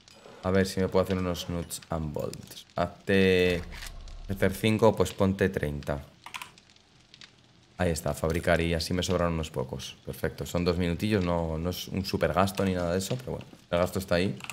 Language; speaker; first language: Spanish; native; Spanish